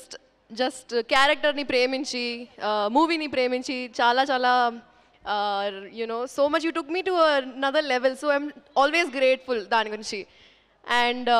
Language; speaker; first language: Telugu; non-native, local second language; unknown